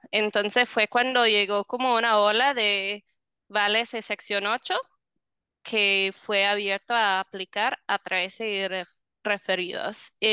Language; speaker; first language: Spanish; non-native, fluent; English